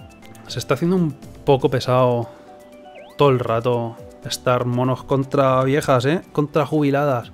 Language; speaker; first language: Spanish; native; Spanish